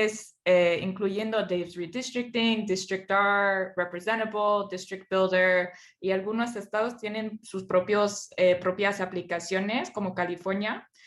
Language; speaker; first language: Spanish; non-native, fluent; English